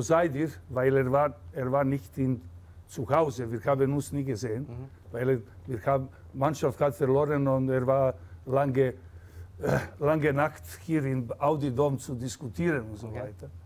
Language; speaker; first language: German; non-native, fluent; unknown